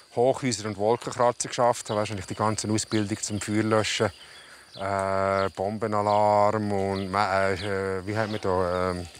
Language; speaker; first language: German; native; German